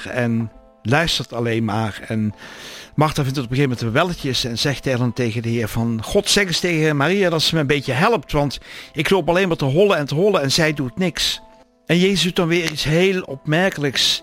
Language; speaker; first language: Dutch; native; Dutch